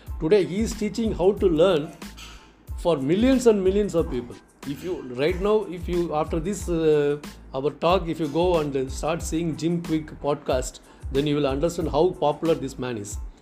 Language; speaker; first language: English; non-native, local second language; Tamil